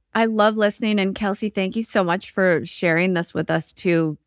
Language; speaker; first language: English; native; English